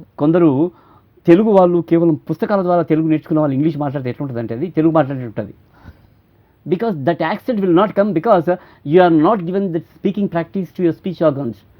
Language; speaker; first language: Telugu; native; Telugu